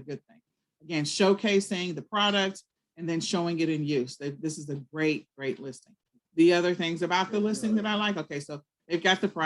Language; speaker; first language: English; native; English